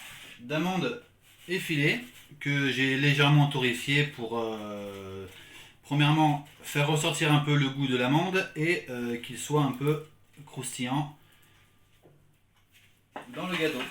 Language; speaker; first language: French; native; French